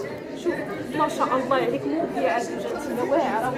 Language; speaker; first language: Arabic; native; Arabic